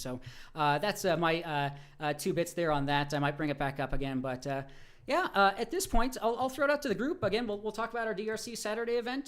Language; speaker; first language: English; native; English